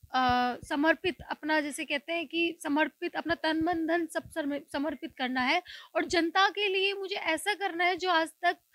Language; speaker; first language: Hindi; native; Hindi